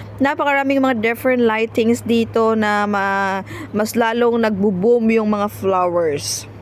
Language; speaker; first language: Filipino; non-native, local second language; Hiligaynon